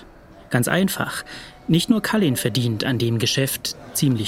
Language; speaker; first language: German; native; German